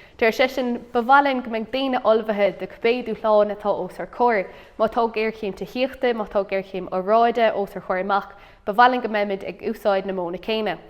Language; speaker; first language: Irish; non-native, local second language; English